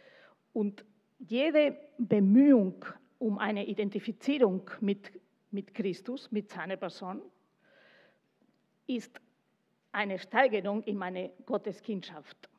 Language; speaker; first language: German; non-native, fluent; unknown